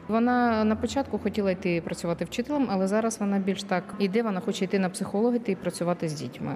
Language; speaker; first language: Ukrainian; native; Ukrainian